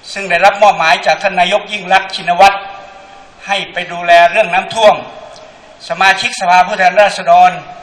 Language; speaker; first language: Thai; native; Thai